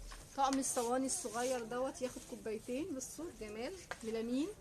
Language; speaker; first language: Arabic; native; Arabic